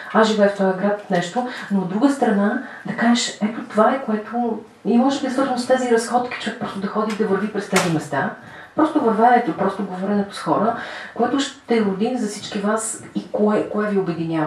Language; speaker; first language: Bulgarian; native; Bulgarian